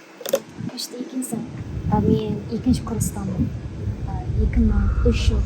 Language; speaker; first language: Kazakh; non-native, learner; Korean